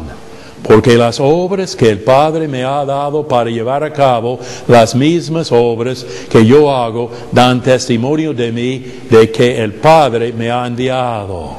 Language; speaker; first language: Spanish; non-native, fluent; English